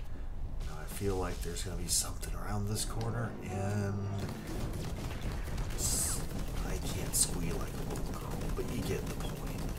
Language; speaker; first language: English; native; English